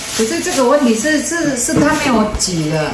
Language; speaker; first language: Chinese; non-native, fluent; Indonesian